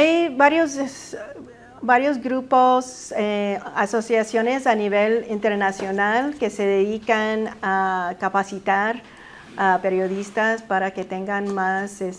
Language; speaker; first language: Spanish; early bilingual, heritage; Spanish